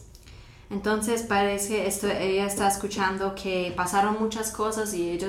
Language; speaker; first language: Spanish; non-native, fluent; English